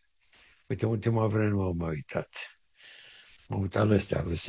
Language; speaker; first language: Romanian; native; Romanian